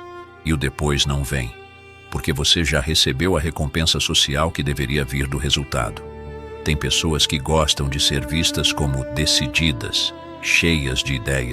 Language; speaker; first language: Portuguese; native; Portuguese